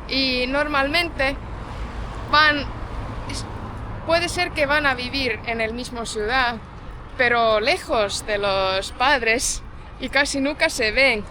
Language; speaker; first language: Spanish; non-native, fluent; Estonian